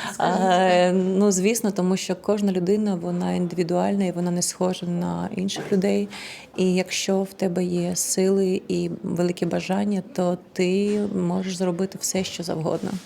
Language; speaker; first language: Ukrainian; non-native, local second language; Russian